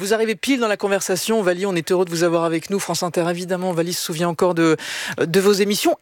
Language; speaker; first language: French; native; French